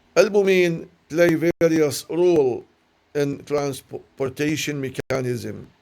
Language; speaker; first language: English; non-native, learner; Arabic